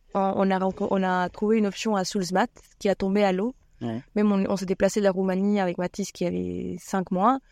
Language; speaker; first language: French; non-native, fluent; Spanish